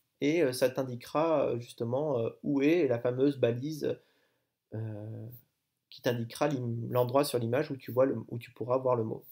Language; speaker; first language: French; native; French